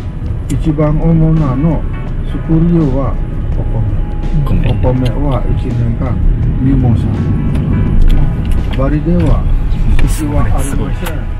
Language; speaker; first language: Japanese; non-native, learner; Indonesian